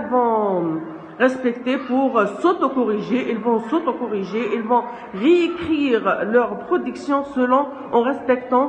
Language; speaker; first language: French; non-native, local second language; Arabic